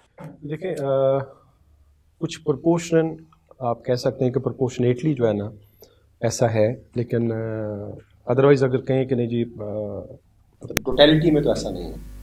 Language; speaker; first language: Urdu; non-native, local second language; Punjabi